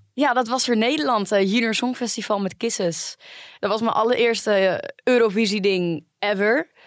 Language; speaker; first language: Dutch; early bilingual, other home language; Greek